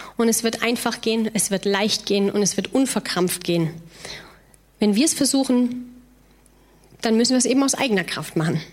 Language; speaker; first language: German; native; German